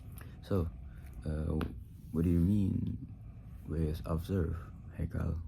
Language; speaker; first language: English; non-native, local second language; Indonesian